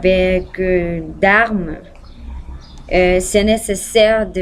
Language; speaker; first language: French; non-native, learner; Spanish